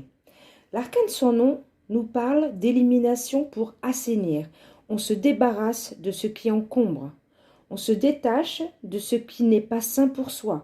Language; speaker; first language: French; native; French